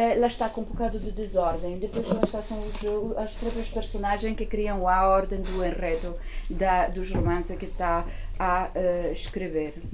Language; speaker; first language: Portuguese; non-native, fluent; Italian